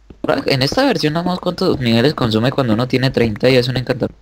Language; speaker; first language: Spanish; native; Spanish